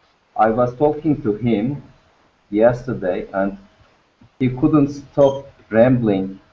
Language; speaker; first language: English; non-native, learner; Turkish